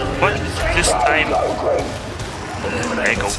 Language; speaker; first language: English; non-native, fluent; German